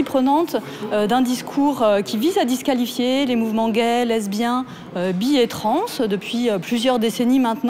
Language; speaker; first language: French; native; French